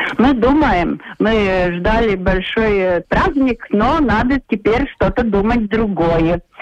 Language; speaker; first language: Russian; non-native, local second language; Latvian